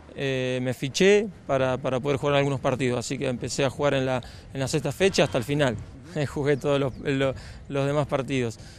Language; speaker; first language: Spanish; native; Spanish